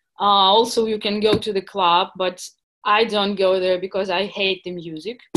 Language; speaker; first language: English; non-native, fluent; Russian